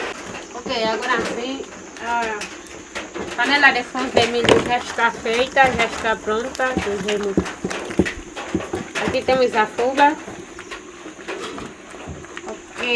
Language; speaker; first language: Portuguese; non-native, local second language; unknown